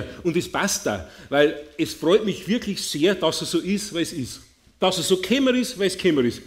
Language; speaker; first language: German; native; German